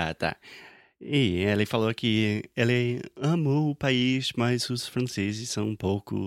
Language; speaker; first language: Portuguese; non-native, fluent; English